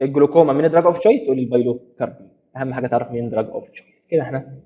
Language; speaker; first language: Arabic; native; Arabic